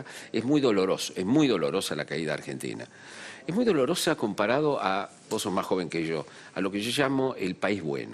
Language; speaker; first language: Spanish; native; Spanish